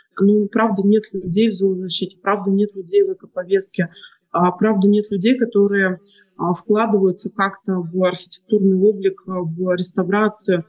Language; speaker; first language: Russian; native; Russian